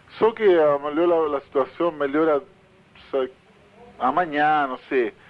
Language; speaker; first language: Portuguese; non-native, fluent; Spanish